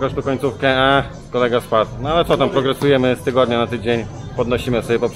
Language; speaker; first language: Polish; native; Polish